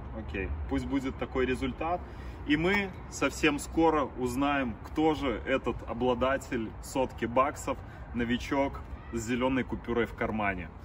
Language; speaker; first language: Russian; native; Russian